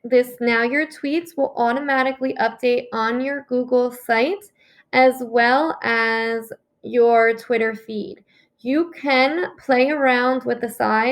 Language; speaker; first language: English; native; English